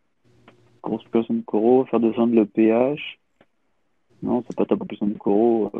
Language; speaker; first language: French; native; French